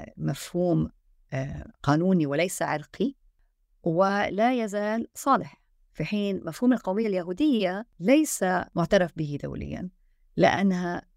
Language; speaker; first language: Arabic; native; Arabic